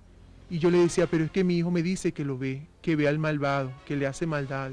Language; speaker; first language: Spanish; native; Spanish